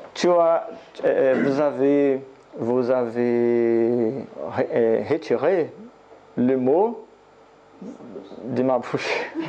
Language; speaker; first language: French; non-native, learner; Portuguese